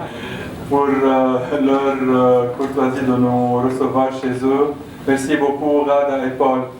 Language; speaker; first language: French; non-native, local second language; Arabic